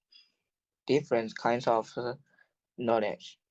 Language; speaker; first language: English; non-native, learner; Chinese